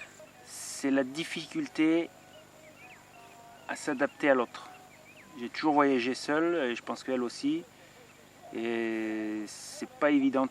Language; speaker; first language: French; native; French